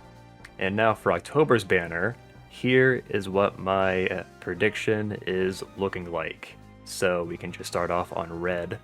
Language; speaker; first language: English; native; English